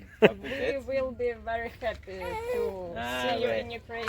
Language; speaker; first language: English; non-native, learner; Ukrainian